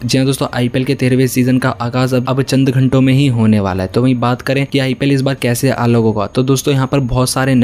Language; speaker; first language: Hindi; native; Hindi